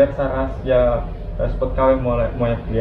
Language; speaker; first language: Polish; non-native, learner; Balinese